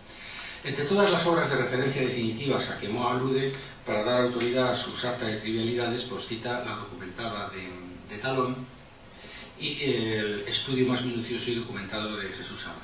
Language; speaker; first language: Spanish; native; Spanish